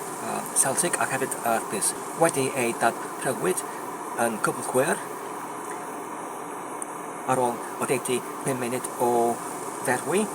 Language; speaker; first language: Welsh; non-native, learner; English